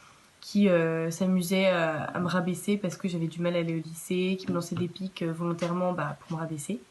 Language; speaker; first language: French; native; French